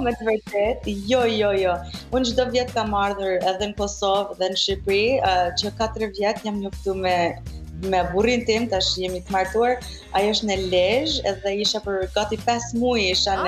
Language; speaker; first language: Albanian; early bilingual, heritage; Albanian